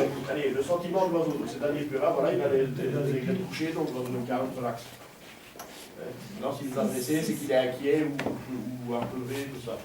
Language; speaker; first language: French; native; French